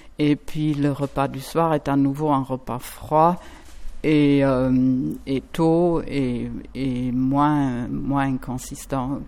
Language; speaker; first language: French; non-native, fluent; German